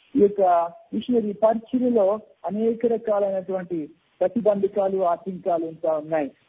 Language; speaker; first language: Telugu; native; Telugu